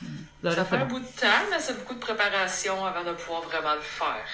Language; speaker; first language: French; native; French